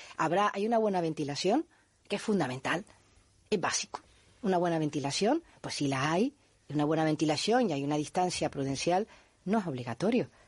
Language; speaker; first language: Spanish; native; Spanish